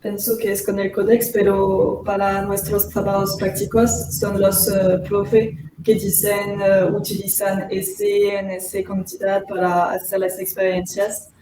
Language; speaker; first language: Spanish; non-native, learner; French